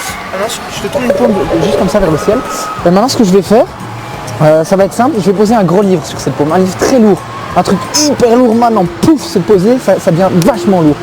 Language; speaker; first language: French; native; French